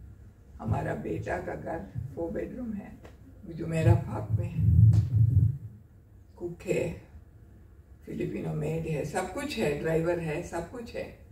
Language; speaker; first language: Hindi; non-native, local second language; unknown